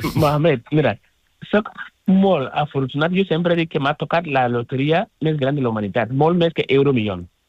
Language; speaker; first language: Catalan; non-native, fluent; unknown